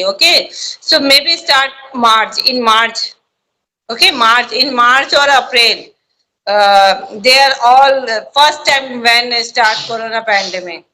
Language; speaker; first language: English; non-native, learner; Hindi